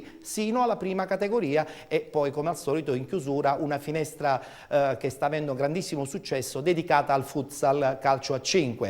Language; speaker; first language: Italian; native; Italian